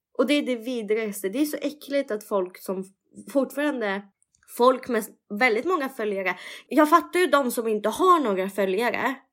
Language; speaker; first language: Swedish; early bilingual, other home language; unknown